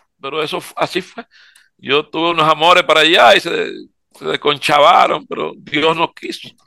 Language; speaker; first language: Spanish; native; Spanish